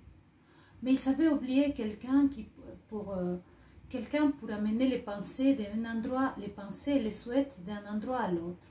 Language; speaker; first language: French; non-native, fluent; Spanish